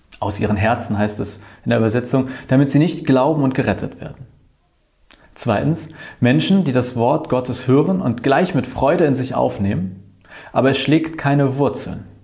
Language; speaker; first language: German; native; German